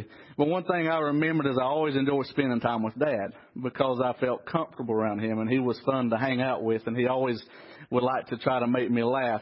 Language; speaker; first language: English; native; English